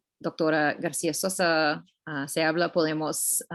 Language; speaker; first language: Spanish; non-native, learner; English